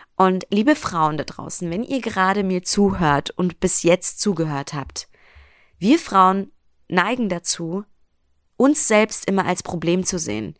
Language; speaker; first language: German; early bilingual, other home language; Persian